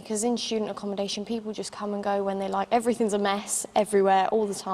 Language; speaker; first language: English; native; English